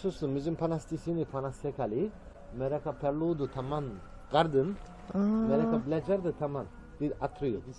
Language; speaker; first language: Indonesian; non-native, learner; Turkish